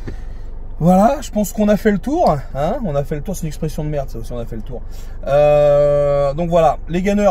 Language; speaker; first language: French; native; French